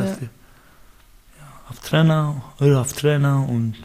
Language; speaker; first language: German; non-native, learner; Persian